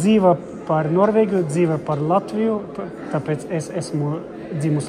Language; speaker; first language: Latvian; non-native, local second language; Russian